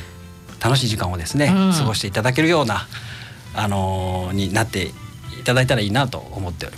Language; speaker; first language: Japanese; native; Japanese